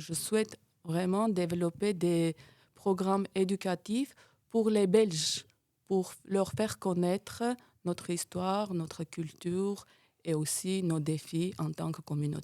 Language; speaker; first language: French; non-native, fluent; Armenian